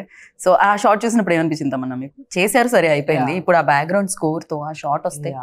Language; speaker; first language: Telugu; native; Telugu